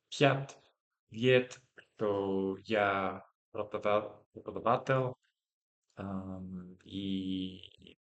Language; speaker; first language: Russian; non-native, learner; English